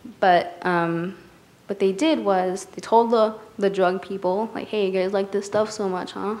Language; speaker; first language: English; native; English